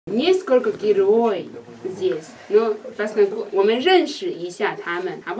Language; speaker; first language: Russian; non-native, learner; Chinese